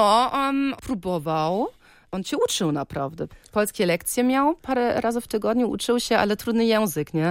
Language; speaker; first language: Polish; early bilingual, heritage; Polish